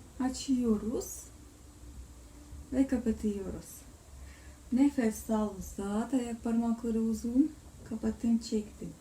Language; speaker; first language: Turkish; non-native, learner; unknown